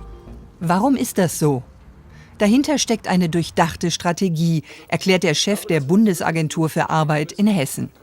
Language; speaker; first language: German; native; German